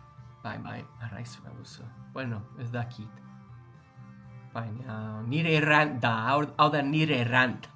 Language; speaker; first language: Basque; non-native, learner; English